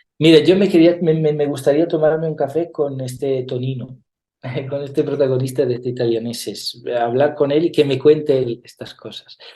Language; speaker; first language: Spanish; non-native, fluent; Italian